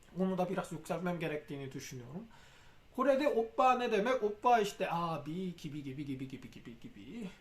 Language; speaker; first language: Turkish; non-native, fluent; Korean